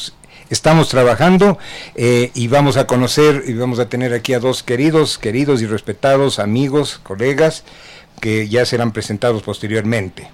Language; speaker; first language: Spanish; native; Spanish